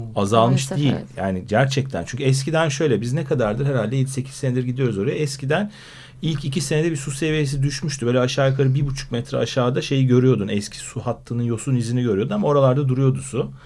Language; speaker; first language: Turkish; native; Turkish